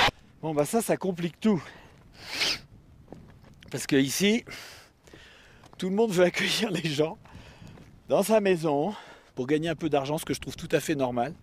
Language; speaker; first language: French; native; French